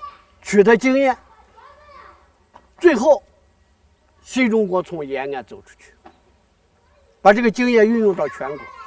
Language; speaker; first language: Chinese; native; Chinese